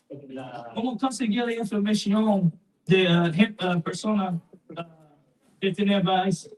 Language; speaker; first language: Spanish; non-native, learner; English